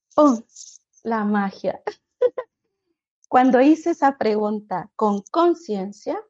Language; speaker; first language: Spanish; native; Spanish